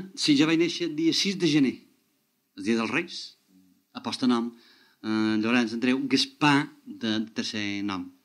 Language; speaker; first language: Catalan; native; Catalan